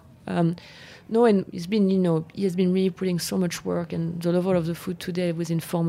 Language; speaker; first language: English; non-native, fluent; French